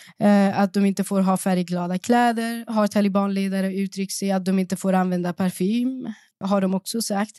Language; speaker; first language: Swedish; early bilingual, other home language; Persian